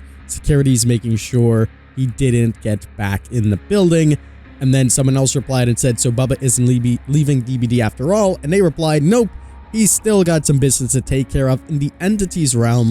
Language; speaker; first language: English; native; English